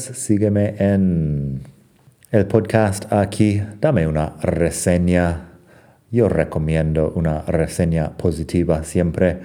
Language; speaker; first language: Spanish; non-native, fluent; English